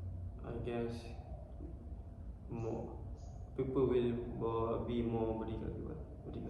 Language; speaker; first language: English; non-native, learner; Malay